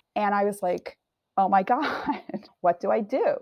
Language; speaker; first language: English; native; English